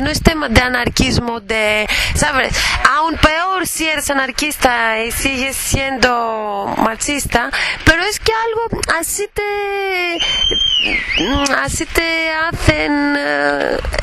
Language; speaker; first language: Spanish; non-native, fluent; Greek